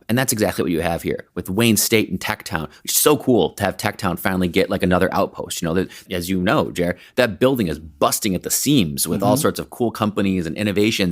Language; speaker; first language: English; native; English